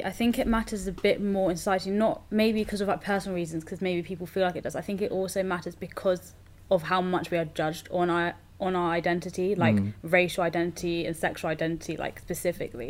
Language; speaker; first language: English; native; English